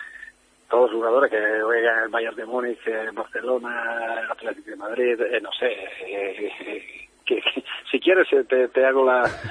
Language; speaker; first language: Spanish; non-native, fluent; Italian